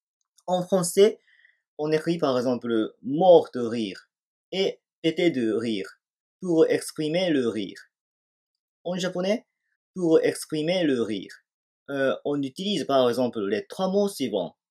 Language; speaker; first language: French; non-native, fluent; Japanese